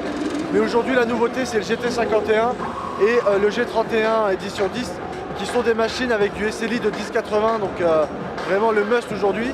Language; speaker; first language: French; native; French